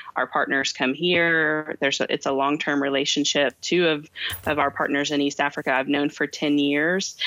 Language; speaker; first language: English; native; English